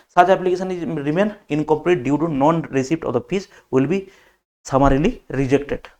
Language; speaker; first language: English; non-native, local second language; Bangla